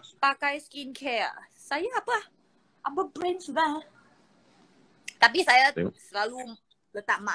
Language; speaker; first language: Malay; non-native, local second language; Chinese